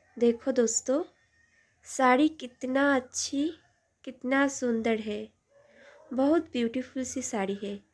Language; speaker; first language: Hindi; non-native, local second language; Bangla